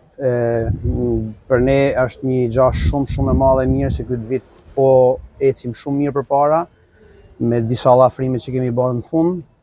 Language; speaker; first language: Albanian; native; Albanian